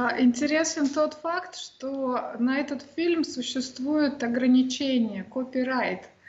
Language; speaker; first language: Russian; native; Russian